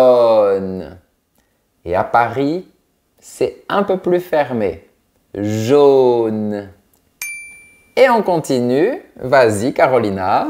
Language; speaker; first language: French; native; French